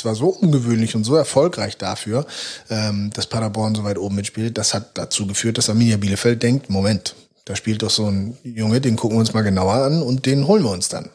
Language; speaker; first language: German; native; German